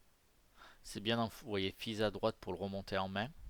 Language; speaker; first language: French; native; French